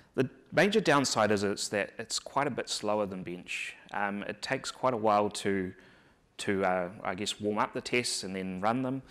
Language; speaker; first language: English; native; English